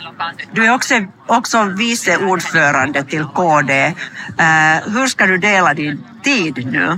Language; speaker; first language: Swedish; non-native, fluent; Finnish